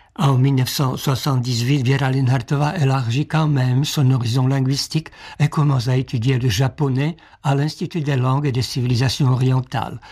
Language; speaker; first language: French; non-native, fluent; Czech